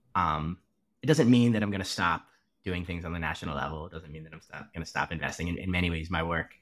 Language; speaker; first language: English; native; English